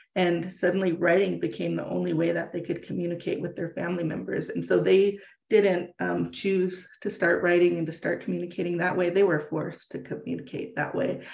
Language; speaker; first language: English; native; English